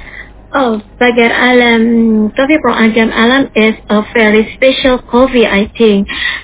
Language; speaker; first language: English; non-native, learner; Indonesian